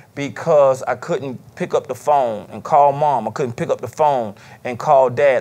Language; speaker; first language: English; native; English